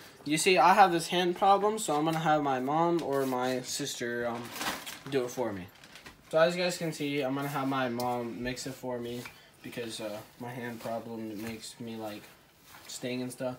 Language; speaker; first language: English; early bilingual, other home language; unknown